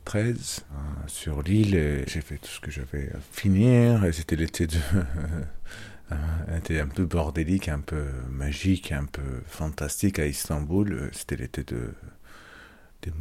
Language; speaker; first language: French; non-native, fluent; Turkish